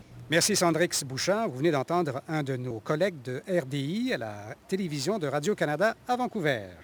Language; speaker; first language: French; native; French